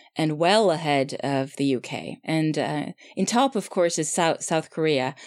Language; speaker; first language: English; non-native, fluent; Swedish